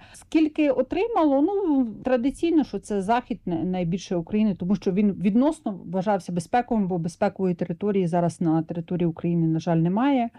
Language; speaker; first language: Ukrainian; native; Ukrainian